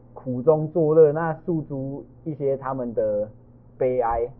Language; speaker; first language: Chinese; non-native, local second language; Min Nan Chinese